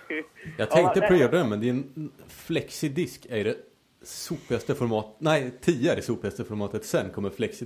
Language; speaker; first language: Swedish; native; Swedish